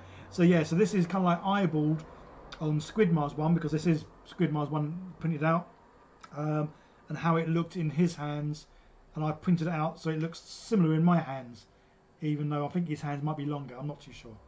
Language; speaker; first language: English; native; English